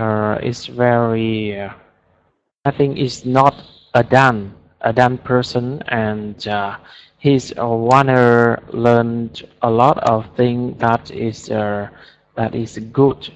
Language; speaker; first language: English; non-native, learner; Vietnamese